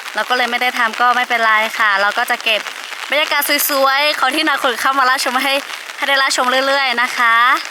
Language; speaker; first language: Thai; non-native, local second language; Lahu